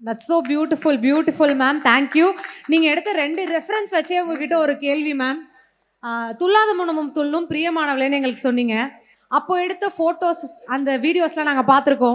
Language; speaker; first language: Tamil; native; Tamil